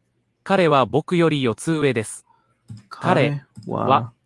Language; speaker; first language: Japanese; non-native, learner; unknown